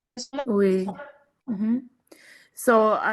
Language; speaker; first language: French; non-native, fluent; English